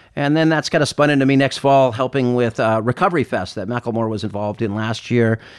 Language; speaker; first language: English; native; English